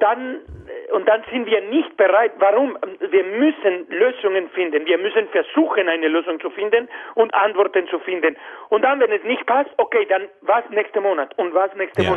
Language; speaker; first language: German; non-native, learner; Spanish